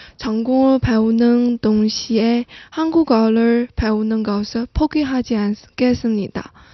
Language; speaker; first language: Korean; non-native, fluent; Chinese